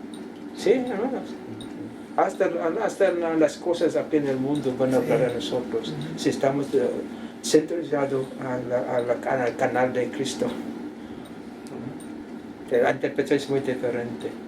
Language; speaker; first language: Spanish; non-native, learner; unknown